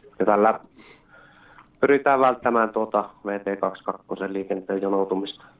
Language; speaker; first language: Finnish; native; Finnish